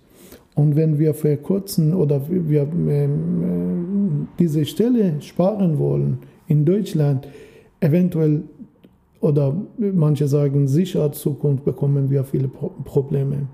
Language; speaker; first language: German; non-native, learner; Persian